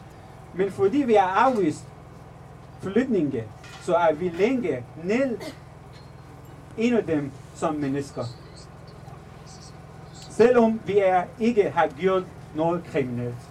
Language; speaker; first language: Danish; non-native, fluent; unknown